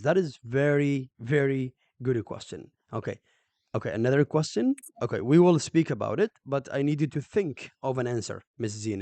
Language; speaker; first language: English; non-native, fluent; Arabic